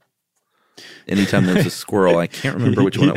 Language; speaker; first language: English; native; English